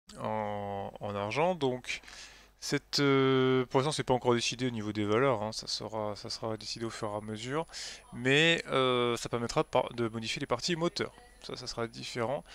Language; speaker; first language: French; native; French